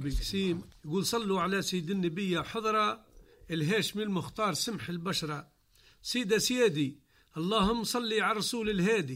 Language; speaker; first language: Arabic; native; Arabic